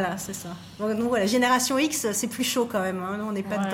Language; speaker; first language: French; native; French